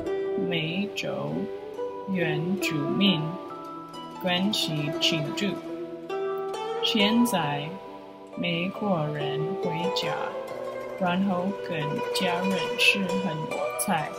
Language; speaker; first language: Chinese; non-native, learner; English